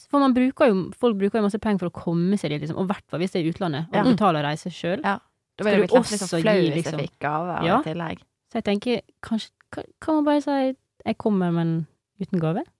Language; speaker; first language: Norwegian; native; Norwegian